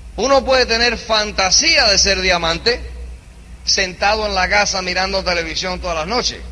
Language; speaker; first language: Spanish; early bilingual, heritage; Spanish